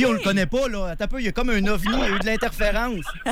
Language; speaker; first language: French; native; French